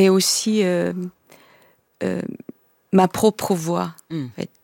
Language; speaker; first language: French; non-native, fluent; Korean